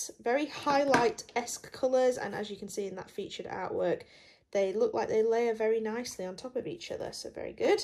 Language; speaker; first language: English; native; English